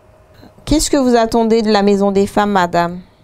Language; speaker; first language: French; native; French